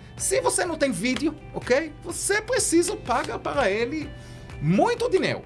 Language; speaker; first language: Portuguese; non-native, learner; Hebrew